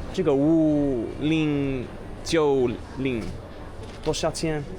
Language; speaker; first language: Chinese; non-native, learner; English